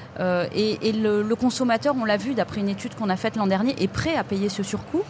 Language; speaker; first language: French; native; French